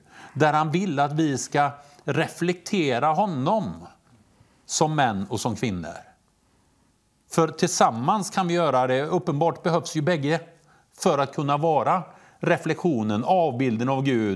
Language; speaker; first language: Swedish; native; Swedish